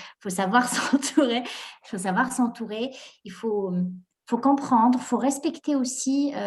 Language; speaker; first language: French; non-native, local second language; Arabic